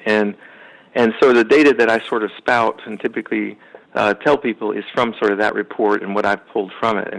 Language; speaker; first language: English; native; English